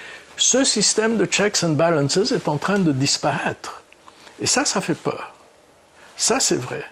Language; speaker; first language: French; early bilingual, other home language; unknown